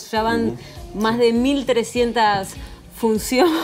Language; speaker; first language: Spanish; native; Spanish